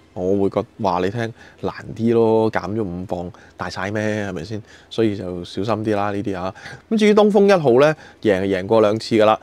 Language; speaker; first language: Chinese; non-native, local second language; Cantonese